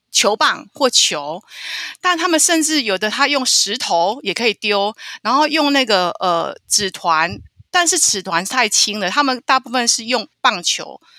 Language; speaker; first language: Chinese; native; Chinese